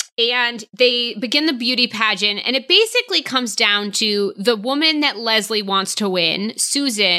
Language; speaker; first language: English; native; English